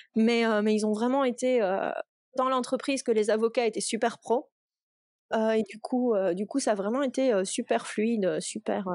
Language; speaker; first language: French; native; French